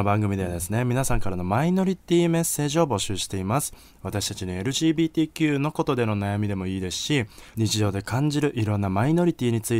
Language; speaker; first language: Japanese; native; Japanese